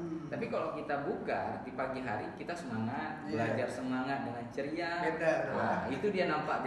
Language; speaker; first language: Indonesian; native; Indonesian